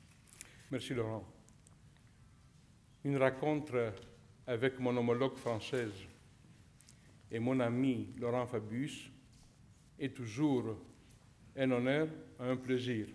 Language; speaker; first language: French; non-native, fluent; Greek